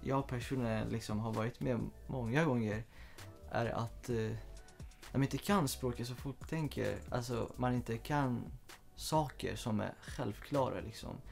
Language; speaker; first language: Swedish; non-native, fluent; Persian